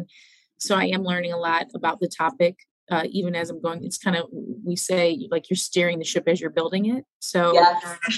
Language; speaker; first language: English; native; English